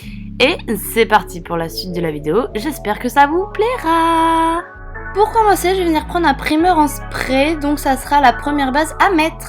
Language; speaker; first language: French; native; French